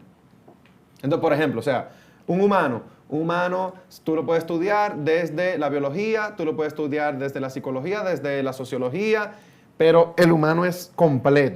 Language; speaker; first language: Spanish; native; Spanish